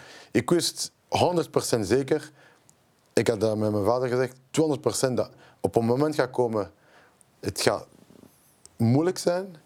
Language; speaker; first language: Dutch; non-native, local second language; French